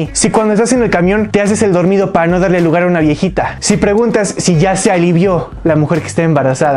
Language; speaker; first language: Spanish; native; Spanish